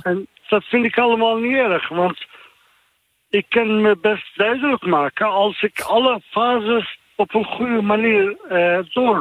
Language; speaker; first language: Dutch; non-native, fluent; Turkish